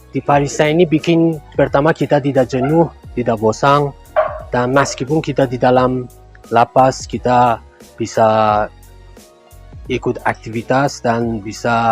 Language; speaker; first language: Indonesian; non-native, learner; Persian